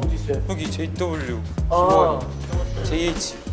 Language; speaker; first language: Korean; native; Korean